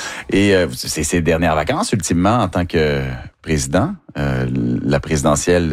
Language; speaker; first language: French; native; French